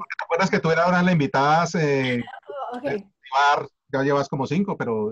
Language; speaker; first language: Spanish; native; Spanish